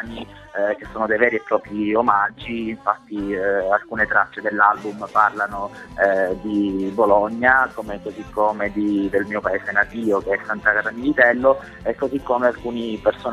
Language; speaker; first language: Italian; native; Italian